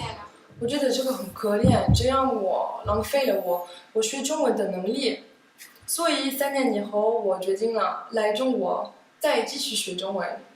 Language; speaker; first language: Chinese; non-native, fluent; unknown